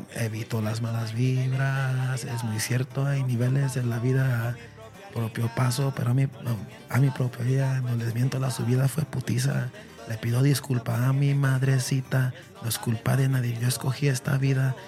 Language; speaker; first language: Spanish; early bilingual, heritage; Spanish